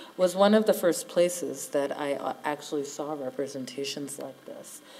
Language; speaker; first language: English; native; English